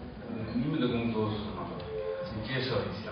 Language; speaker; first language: Chinese; non-native, learner; German